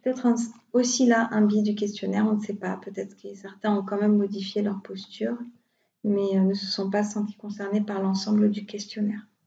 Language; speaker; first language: French; native; French